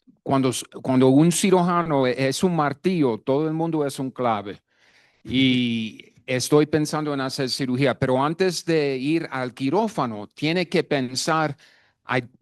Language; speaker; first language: Spanish; non-native, fluent; English